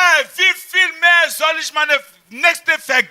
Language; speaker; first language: German; non-native, fluent; French